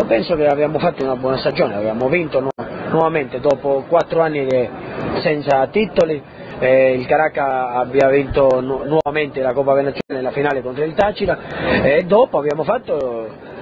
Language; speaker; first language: Italian; early bilingual, heritage; Spanish